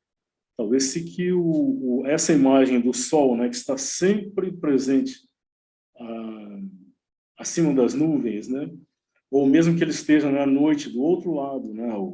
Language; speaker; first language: Portuguese; native; Portuguese